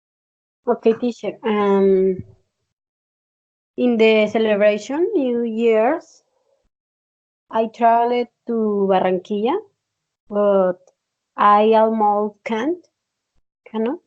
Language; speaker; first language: English; non-native, learner; Spanish